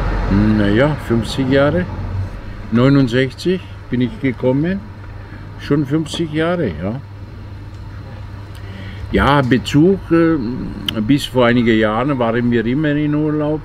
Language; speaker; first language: German; non-native, fluent; Italian